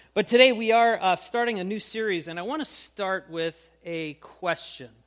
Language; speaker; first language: English; native; English